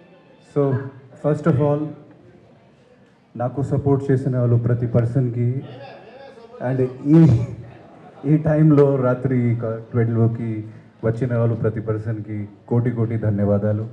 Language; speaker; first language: Telugu; non-native, local second language; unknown